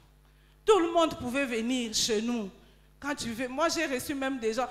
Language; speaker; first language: French; non-native, local second language; Lingala